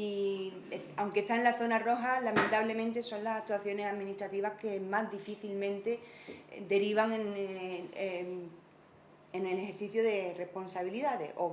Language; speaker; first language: Spanish; native; Spanish